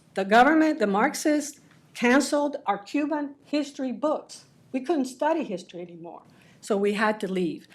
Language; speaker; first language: English; early bilingual, other home language; Spanish